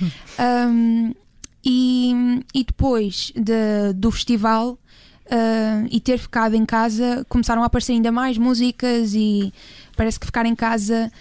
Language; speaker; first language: Portuguese; native; Portuguese